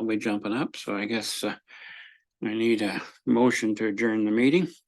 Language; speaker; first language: English; native; English